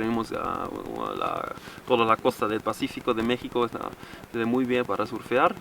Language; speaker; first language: Spanish; non-native, fluent; German